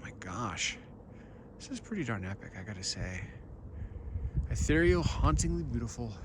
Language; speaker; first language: English; native; English